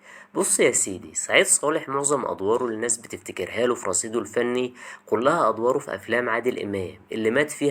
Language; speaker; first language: Arabic; native; Arabic